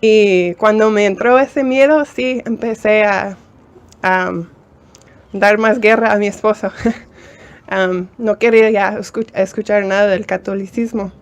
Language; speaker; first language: Spanish; non-native, fluent; English